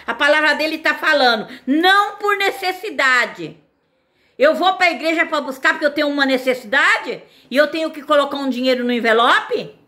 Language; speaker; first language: Portuguese; native; Portuguese